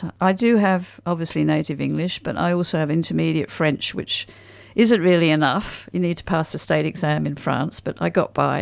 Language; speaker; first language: English; native; English